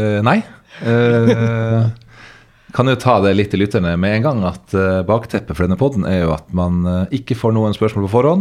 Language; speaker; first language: Norwegian; native; Norwegian